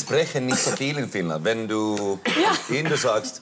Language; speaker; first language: German; non-native, learner; Finnish